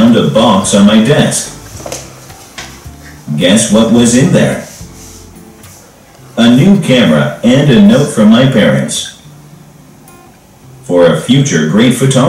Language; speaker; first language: English; non-native, learner; Korean